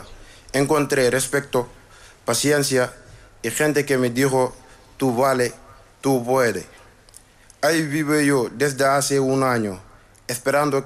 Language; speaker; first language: Spanish; non-native, learner; Wolof